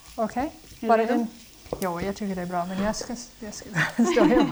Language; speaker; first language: Swedish; non-native, fluent; English